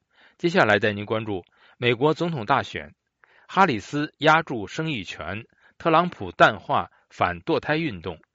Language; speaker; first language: Chinese; native; Chinese